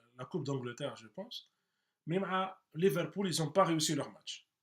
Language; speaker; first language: French; non-native, local second language; Arabic